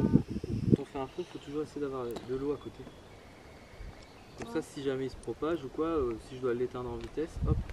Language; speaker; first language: French; native; French